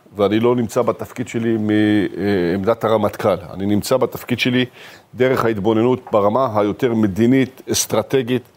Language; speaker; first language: Hebrew; native; Hebrew